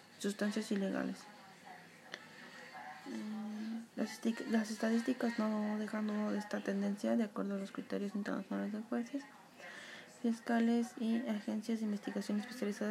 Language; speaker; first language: Spanish; native; Spanish